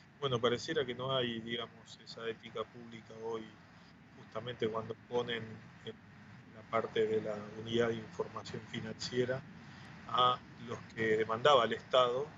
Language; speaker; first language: Spanish; native; Spanish